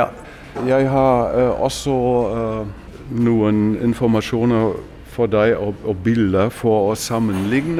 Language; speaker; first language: Norwegian; non-native, fluent; German